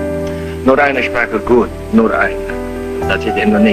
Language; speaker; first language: German; non-native, fluent; Javanese